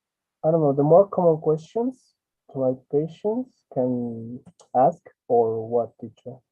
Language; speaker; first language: English; non-native, learner; Spanish